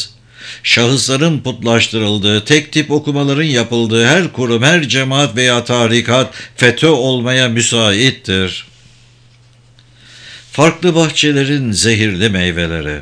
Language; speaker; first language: Turkish; native; Turkish